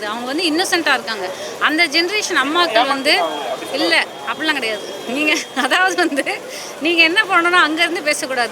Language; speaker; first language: Tamil; native; Tamil